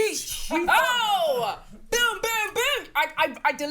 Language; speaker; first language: English; native; English